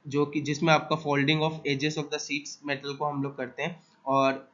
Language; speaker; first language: Hindi; non-native, local second language; Assamese